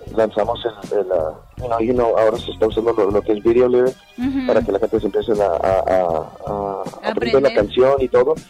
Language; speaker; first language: Spanish; early bilingual, heritage; Spanish